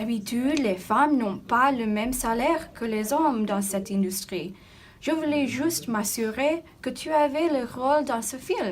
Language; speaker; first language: French; non-native, learner; English